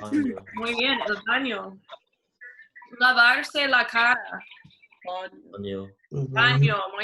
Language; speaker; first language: Spanish; non-native, fluent; English